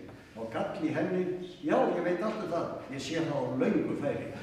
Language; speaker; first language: Icelandic; native; Icelandic